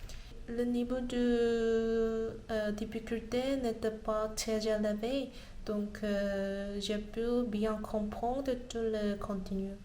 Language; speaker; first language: French; non-native, learner; Korean